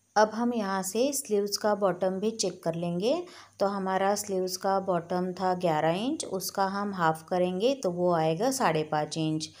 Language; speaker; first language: Hindi; native; Hindi